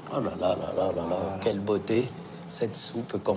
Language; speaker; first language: French; native; French